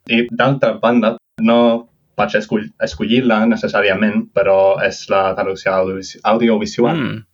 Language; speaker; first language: Catalan; non-native, fluent; English